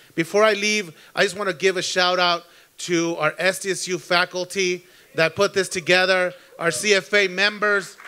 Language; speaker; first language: English; early bilingual, other home language; Spanish